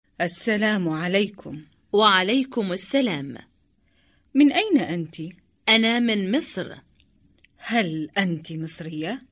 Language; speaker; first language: Arabic; non-native, learner; Indonesian